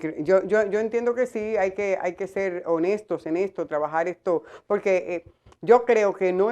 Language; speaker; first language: Spanish; native; Spanish